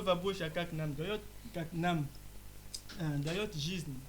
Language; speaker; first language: Russian; non-native, learner; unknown